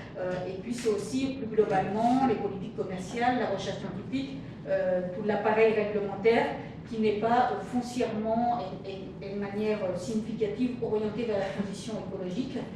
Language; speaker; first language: French; native; French